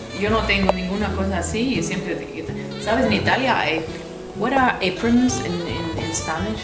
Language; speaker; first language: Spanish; non-native, learner; Italian